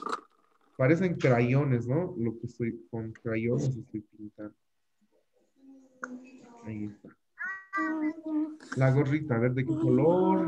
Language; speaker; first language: Spanish; native; Spanish